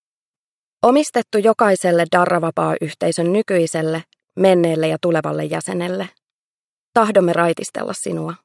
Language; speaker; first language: Finnish; native; Finnish